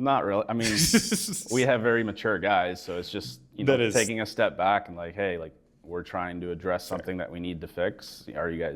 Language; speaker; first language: English; native; English